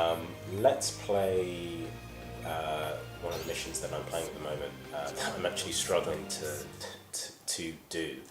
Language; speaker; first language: English; native; English